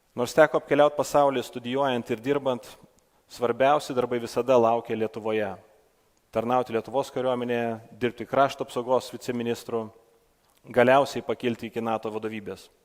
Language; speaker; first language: Lithuanian; native; Lithuanian